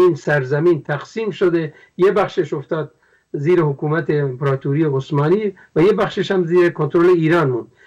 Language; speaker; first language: Persian; non-native, local second language; Kurdish